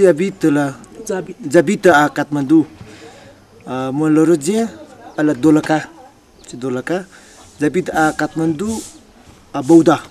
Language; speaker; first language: French; non-native, learner; Nepali